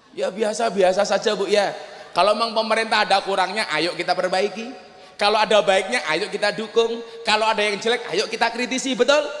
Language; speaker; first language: Indonesian; non-native, local second language; Javanese